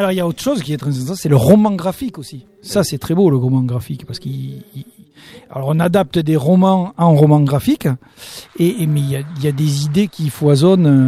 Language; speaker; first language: French; native; French